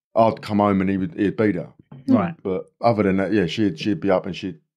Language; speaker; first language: English; native; English